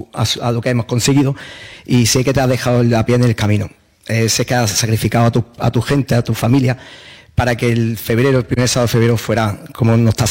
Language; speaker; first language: Spanish; native; Spanish